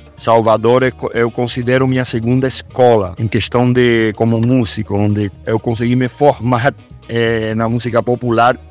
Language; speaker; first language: Portuguese; non-native, fluent; Spanish